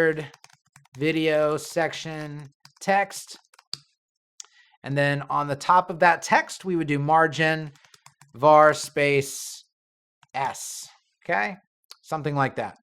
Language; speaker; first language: English; native; English